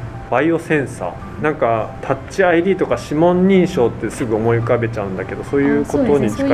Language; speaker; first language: Japanese; native; Japanese